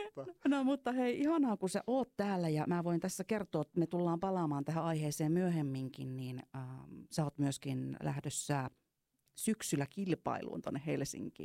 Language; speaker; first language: Finnish; native; Finnish